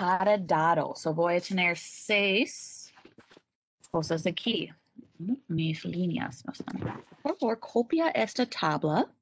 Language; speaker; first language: Spanish; non-native, learner; English